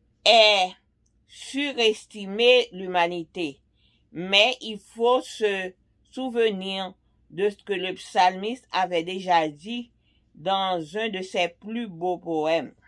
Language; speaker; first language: French; non-native, local second language; Haitian Creole